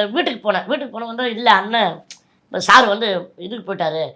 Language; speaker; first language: Tamil; native; Tamil